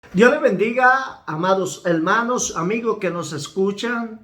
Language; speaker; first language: Spanish; native; Spanish